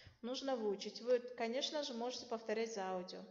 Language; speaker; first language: Russian; non-native, local second language; Uzbek